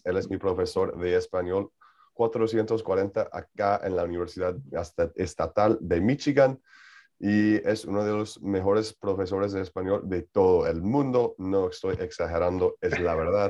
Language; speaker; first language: Spanish; non-native, learner; English